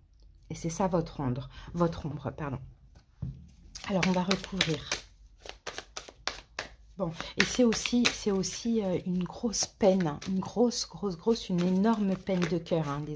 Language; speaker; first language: French; native; French